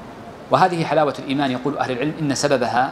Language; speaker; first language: Arabic; native; Arabic